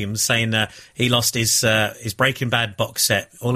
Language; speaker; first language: English; native; English